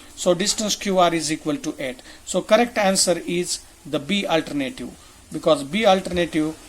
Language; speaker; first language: English; non-native, local second language; Marathi